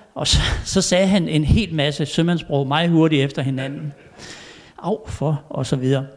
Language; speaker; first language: Danish; native; Danish